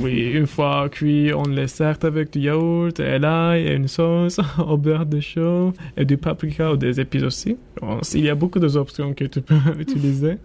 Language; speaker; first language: French; non-native, learner; Turkish